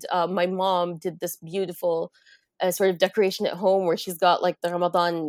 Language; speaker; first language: English; native; English